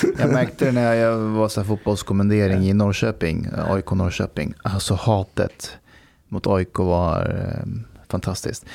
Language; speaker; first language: Swedish; early bilingual, other home language; Persian